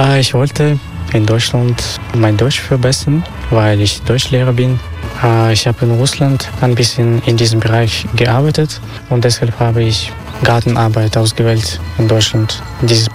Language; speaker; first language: German; non-native, fluent; Russian